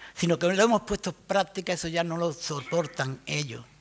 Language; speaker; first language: Spanish; native; Spanish